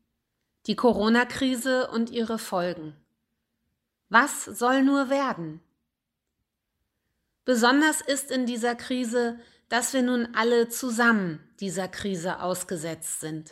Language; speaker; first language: German; native; German